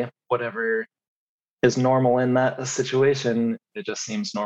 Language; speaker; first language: English; native; English